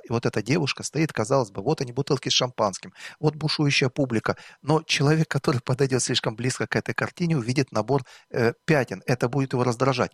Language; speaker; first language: Russian; native; Russian